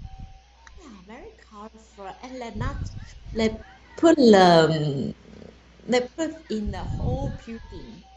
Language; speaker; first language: English; non-native, learner; Chinese